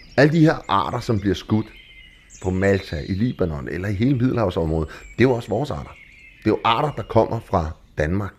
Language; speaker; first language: Danish; native; Danish